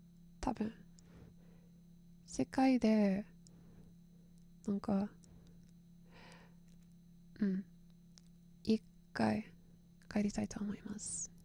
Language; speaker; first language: Japanese; non-native, learner; English